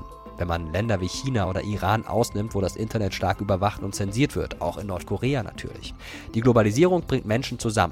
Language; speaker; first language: German; native; German